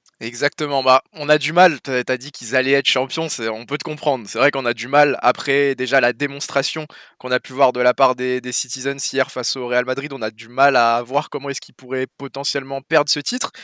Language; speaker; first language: French; native; French